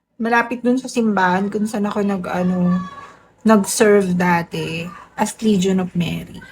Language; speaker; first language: Filipino; native; Filipino